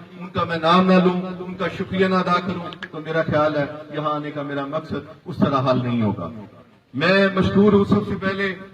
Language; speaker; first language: Urdu; non-native, local second language; Punjabi